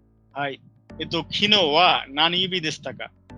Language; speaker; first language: Japanese; non-native, fluent; Bangla